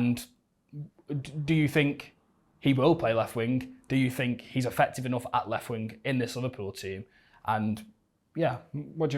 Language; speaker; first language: English; native; English